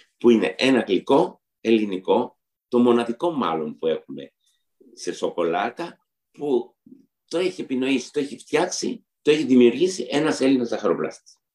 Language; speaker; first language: Greek; early bilingual, heritage; Greek